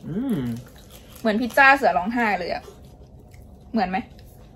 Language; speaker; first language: Thai; native; Thai